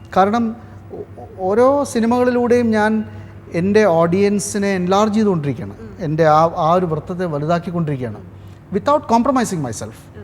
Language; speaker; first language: Malayalam; native; Malayalam